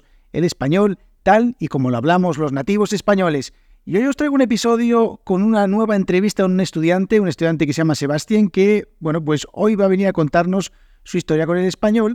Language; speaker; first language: Spanish; native; Spanish